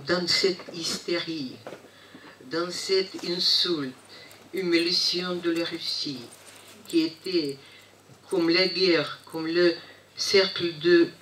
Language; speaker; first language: French; non-native, fluent; Russian